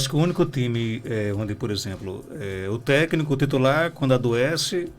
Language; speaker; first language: Portuguese; native; Portuguese